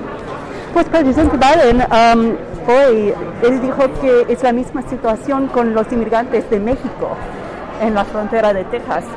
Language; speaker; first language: Spanish; non-native, learner; English